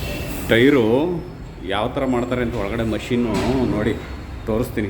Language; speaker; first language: Kannada; native; Kannada